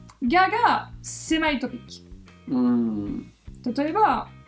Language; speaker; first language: Japanese; non-native, fluent; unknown